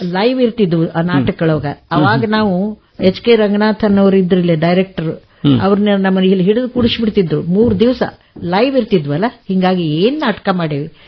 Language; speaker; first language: Kannada; native; Kannada